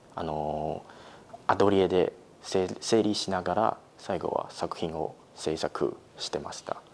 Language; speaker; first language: Japanese; non-native, fluent; Chinese